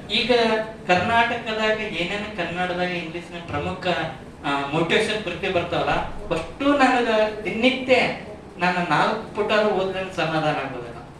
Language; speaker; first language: Kannada; native; Kannada